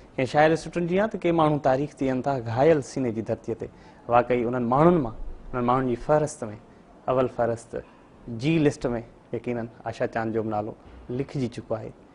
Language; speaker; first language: Sindhi; native; Sindhi